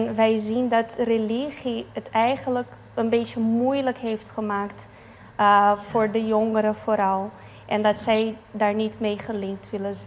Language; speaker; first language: Dutch; non-native, fluent; Portuguese